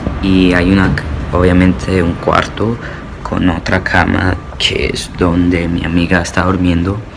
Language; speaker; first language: Spanish; early bilingual, heritage; Spanish